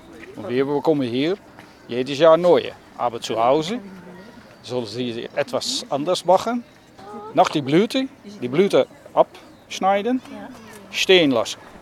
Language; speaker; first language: German; non-native, learner; Dutch